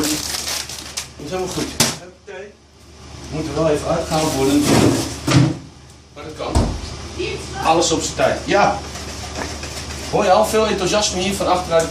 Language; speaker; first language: Dutch; native; Dutch